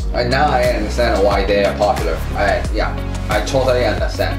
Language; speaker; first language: English; non-native, fluent; Japanese